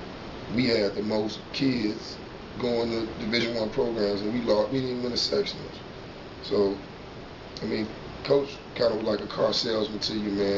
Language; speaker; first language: English; native; English